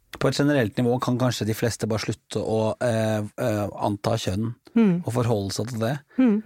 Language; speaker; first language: Norwegian; native; Norwegian